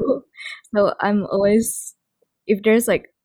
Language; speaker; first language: English; non-native, local second language; Malay